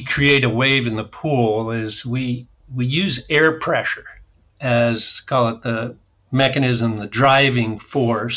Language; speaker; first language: English; native; English